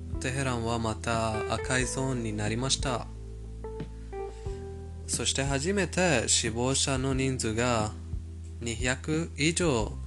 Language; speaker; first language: Japanese; non-native, fluent; Persian